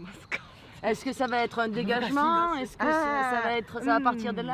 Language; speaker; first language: French; native; French